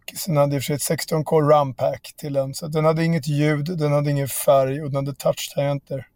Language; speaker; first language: Swedish; native; Swedish